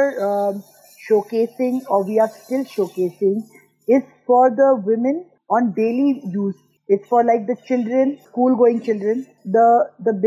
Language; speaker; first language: English; non-native, local second language; Gujarati